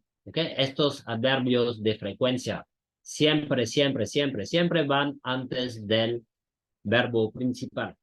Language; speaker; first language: Spanish; non-native, fluent; French